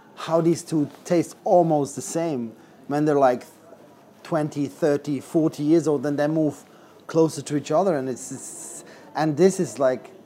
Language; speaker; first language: English; non-native, fluent; Swiss German